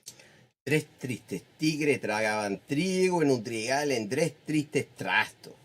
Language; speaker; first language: Spanish; non-native, fluent; English